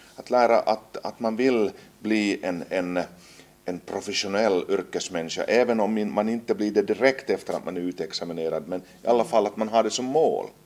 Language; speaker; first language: Swedish; native; Swedish